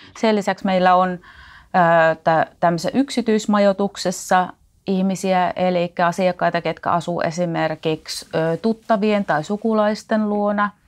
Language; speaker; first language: Finnish; native; Finnish